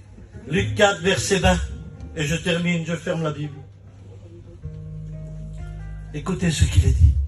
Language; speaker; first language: French; native; French